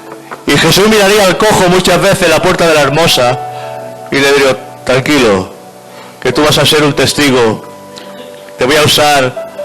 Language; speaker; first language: Spanish; native; Spanish